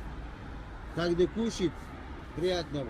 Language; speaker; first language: Russian; non-native, learner; Uzbek